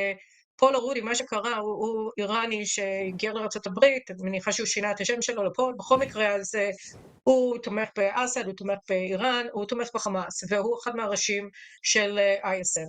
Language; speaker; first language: Hebrew; native; Hebrew